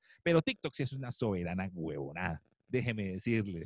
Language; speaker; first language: Spanish; native; Spanish